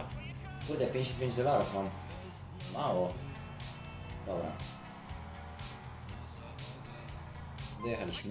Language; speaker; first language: Polish; native; Polish